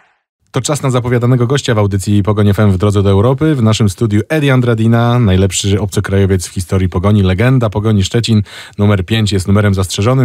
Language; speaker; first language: Polish; native; Polish